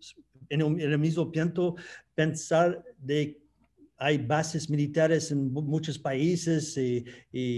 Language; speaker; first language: Spanish; non-native, fluent; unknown